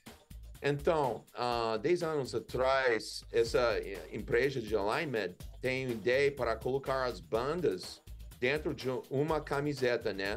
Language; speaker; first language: Portuguese; non-native, learner; English